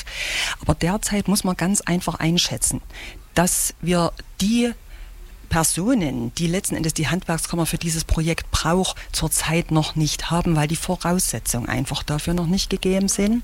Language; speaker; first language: German; native; German